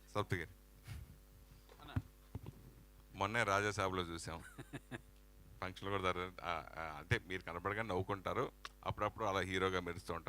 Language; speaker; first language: Telugu; native; Telugu